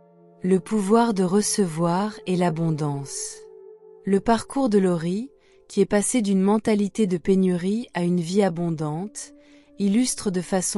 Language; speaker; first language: French; native; French